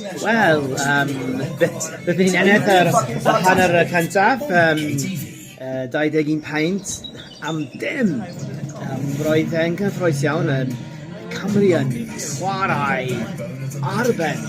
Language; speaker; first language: Welsh; non-native, learner; English